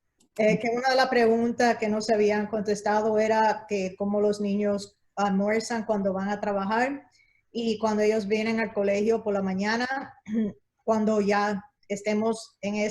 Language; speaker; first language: Spanish; early bilingual, heritage; Spanish